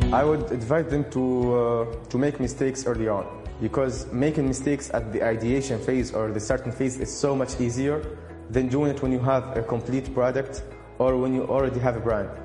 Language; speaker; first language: English; non-native, fluent; Arabic